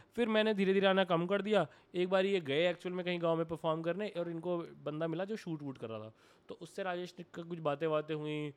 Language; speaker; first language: Hindi; native; Hindi